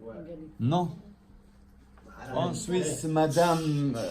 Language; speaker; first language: French; non-native, learner; Arabic